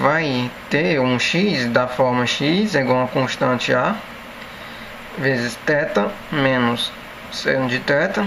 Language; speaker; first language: Portuguese; native; Portuguese